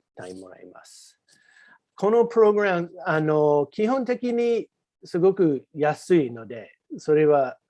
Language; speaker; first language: Japanese; non-native, fluent; English